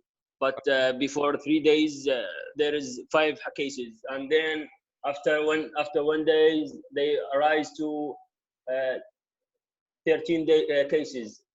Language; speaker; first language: English; non-native, local second language; Arabic